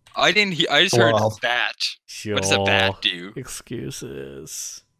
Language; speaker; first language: English; native; English